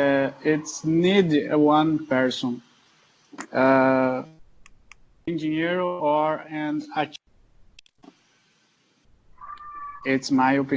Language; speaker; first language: English; non-native, learner; Portuguese